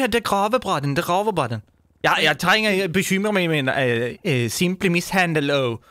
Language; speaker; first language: Danish; non-native, learner; Swedish